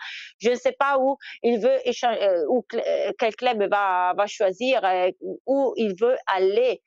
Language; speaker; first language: French; non-native, fluent; Italian